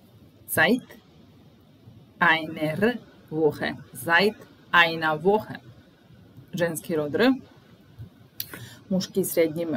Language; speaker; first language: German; non-native, fluent; Serbian